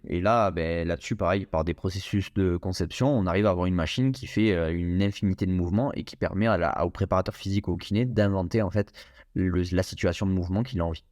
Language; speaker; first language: French; native; French